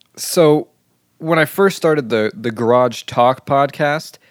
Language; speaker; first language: English; native; English